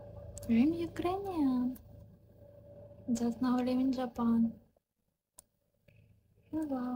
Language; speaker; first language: English; non-native, learner; Ukrainian